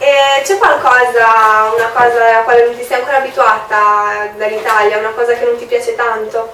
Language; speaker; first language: Italian; native; Italian